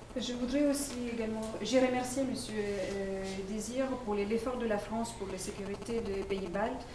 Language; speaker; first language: French; non-native, fluent; Lithuanian